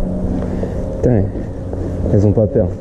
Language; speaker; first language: French; native; French